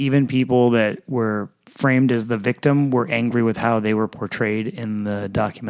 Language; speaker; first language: English; native; English